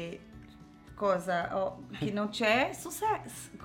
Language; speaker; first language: Italian; non-native, learner; Portuguese